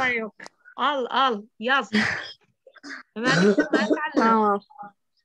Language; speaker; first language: Arabic; native; Arabic